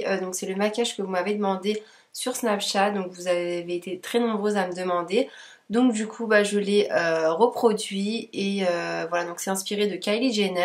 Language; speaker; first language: French; native; French